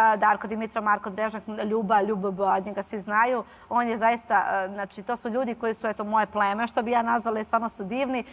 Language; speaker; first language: Serbian; early bilingual, heritage; Serbian